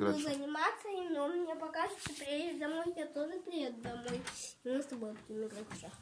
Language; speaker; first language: Russian; early bilingual, heritage; Russian